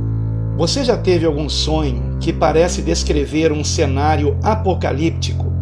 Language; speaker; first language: Portuguese; native; Portuguese